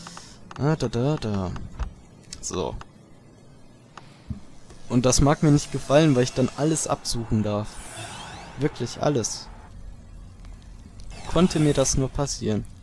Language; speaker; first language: German; native; German